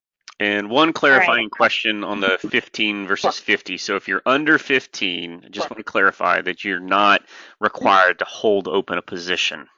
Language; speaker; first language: English; native; English